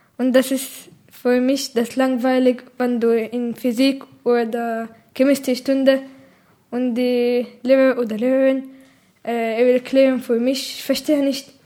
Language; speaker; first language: German; non-native, learner; Arabic